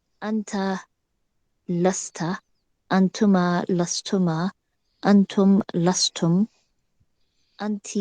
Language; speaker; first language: Arabic; non-native, learner; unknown